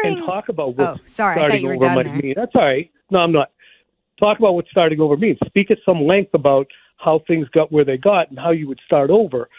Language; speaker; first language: English; native; English